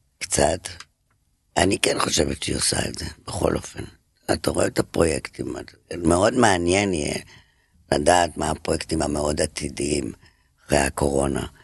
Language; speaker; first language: Hebrew; non-native, fluent; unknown